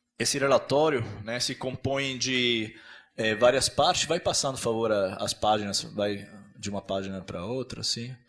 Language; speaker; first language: Portuguese; non-native, fluent; Italian